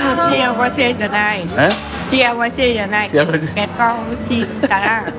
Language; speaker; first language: Japanese; non-native, learner; Vietnamese